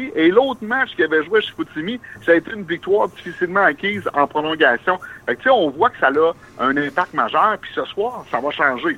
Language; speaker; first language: French; native; French